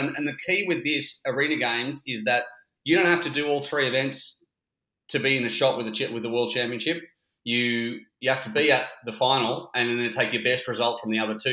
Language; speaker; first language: English; native; English